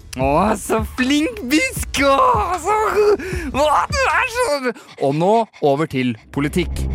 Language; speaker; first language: Norwegian; native; Norwegian